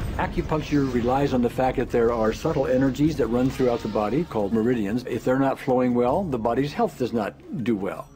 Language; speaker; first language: English; native; English